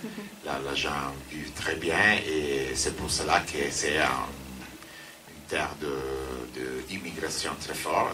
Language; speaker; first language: French; non-native, fluent; Italian